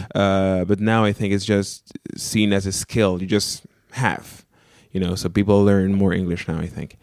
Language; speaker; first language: English; non-native, local second language; French